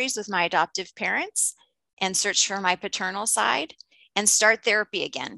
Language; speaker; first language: English; native; English